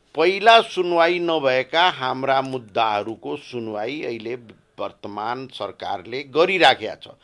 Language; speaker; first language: Nepali; non-native, local second language; Bhojpuri